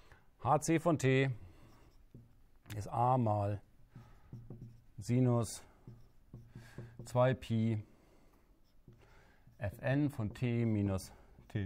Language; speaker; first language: German; native; German